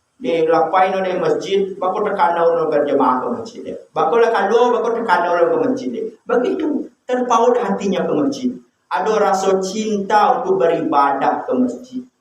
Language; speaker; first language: Malay; non-native, local second language; Minangkabau